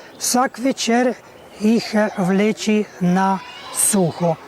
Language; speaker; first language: Slovenian; native; Slovenian